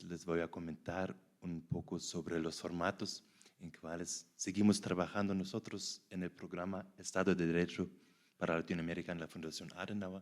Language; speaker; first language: Spanish; non-native, fluent; German